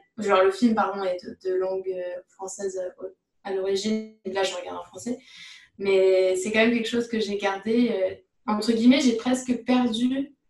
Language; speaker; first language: French; native; French